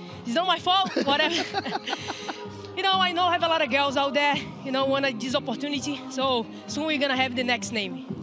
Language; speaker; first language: English; non-native, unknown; Portuguese